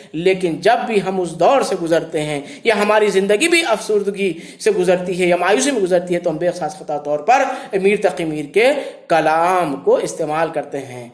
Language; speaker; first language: Urdu; native; Urdu